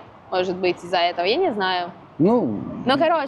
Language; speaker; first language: Russian; non-native, fluent; Italian